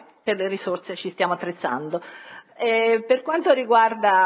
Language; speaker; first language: Italian; native; Italian